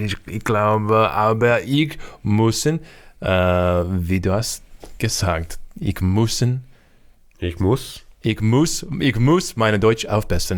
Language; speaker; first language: German; non-native, learner; English